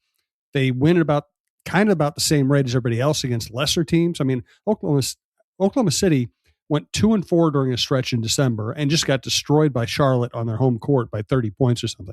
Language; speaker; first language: English; native; English